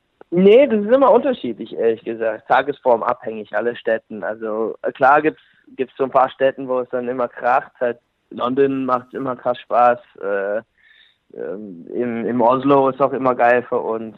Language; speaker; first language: German; non-native, fluent; English